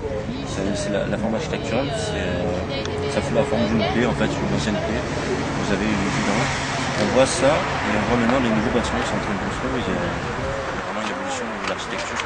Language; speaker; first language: French; native; French